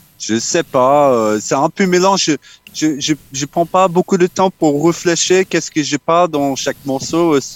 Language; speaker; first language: French; non-native, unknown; English